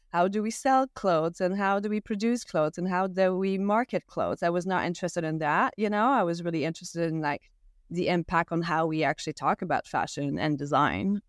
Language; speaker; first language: English; non-native, fluent; French